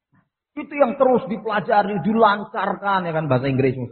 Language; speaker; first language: Indonesian; native; Indonesian